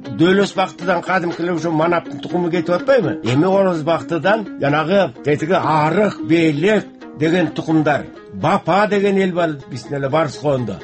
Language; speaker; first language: Kyrgyz; native; Kyrgyz